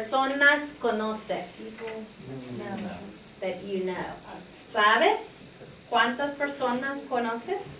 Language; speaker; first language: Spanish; non-native, fluent; English